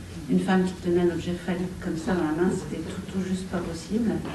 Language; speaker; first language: French; native; French